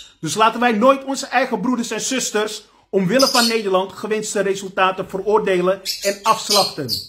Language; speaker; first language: Dutch; native; Dutch